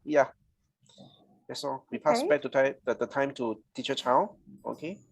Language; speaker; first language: English; non-native, local second language; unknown